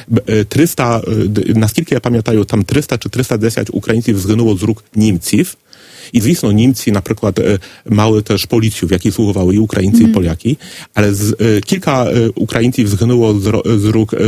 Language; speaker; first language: Polish; non-native, learner; Ukrainian